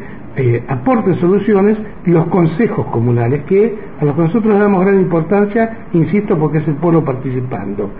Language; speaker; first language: Spanish; native; Spanish